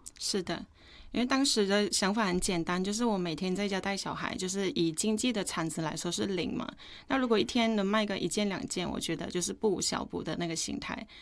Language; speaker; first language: Chinese; non-native, fluent; Thai